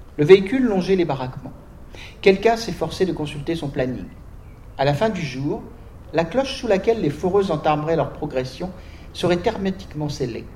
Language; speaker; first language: French; native; French